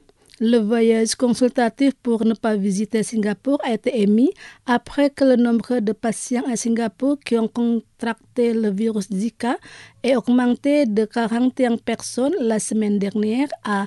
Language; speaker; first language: French; non-native, fluent; Indonesian